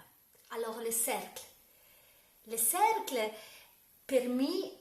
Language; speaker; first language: French; non-native, learner; Italian